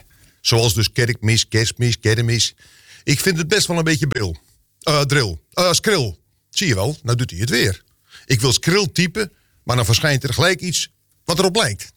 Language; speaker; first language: Dutch; native; Dutch